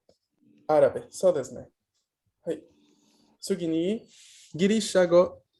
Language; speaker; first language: Japanese; non-native, fluent; Spanish